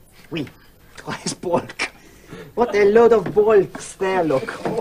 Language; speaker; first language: English; native; English